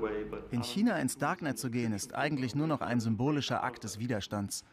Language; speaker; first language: German; native; German